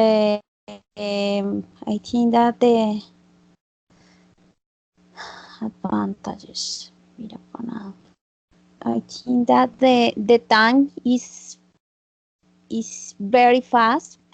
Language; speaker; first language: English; non-native, learner; Spanish